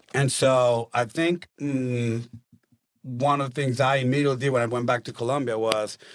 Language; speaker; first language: English; non-native, fluent; Spanish